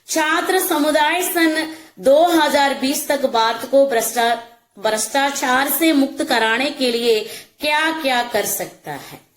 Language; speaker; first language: Hindi; non-native, local second language; Telugu